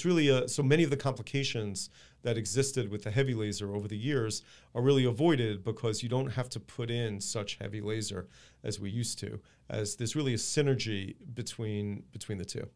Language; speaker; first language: English; native; English